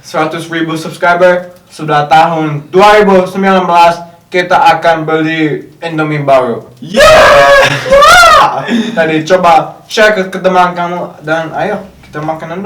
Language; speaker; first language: Indonesian; non-native, learner; English